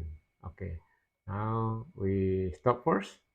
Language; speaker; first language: English; non-native, learner; Indonesian